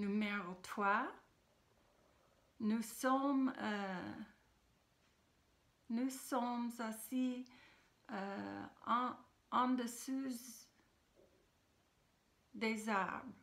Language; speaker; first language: French; non-native, fluent; English